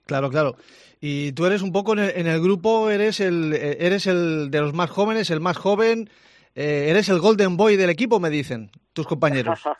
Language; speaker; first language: Spanish; native; Spanish